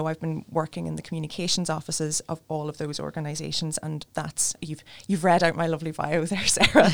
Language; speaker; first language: English; native; English